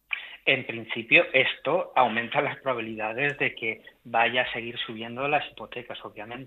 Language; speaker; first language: Spanish; native; Spanish